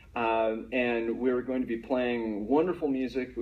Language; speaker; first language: English; native; English